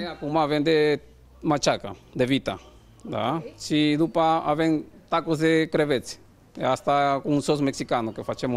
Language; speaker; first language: Romanian; non-native, learner; Spanish